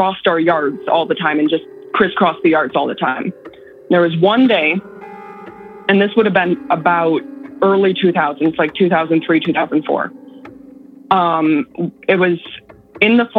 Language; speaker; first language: English; native; English